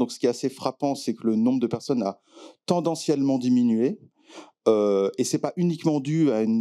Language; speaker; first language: French; native; French